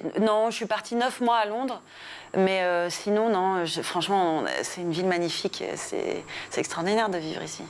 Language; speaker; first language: French; early bilingual, other home language; English